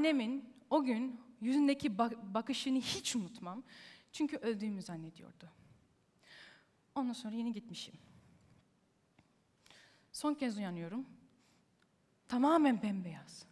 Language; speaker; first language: Turkish; early bilingual, heritage; Turkish